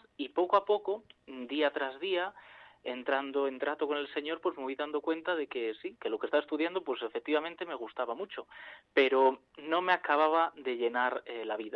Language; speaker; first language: Spanish; native; Spanish